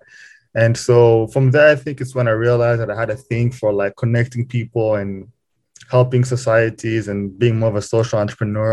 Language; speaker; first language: English; non-native, local second language; Kinyarwanda